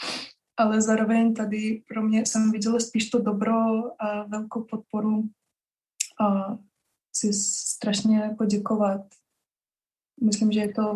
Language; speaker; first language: Czech; non-native, fluent; Russian